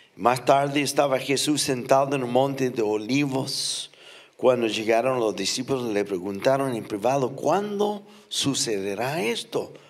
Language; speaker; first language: Spanish; non-native, fluent; English